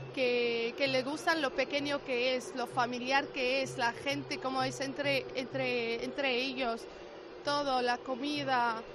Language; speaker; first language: Spanish; non-native, fluent; Arabic